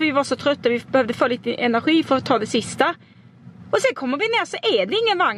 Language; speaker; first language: Swedish; native; Swedish